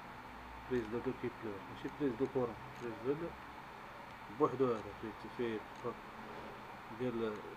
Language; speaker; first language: Arabic; native; Arabic